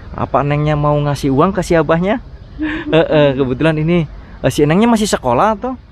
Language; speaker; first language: Indonesian; non-native, local second language; Sundanese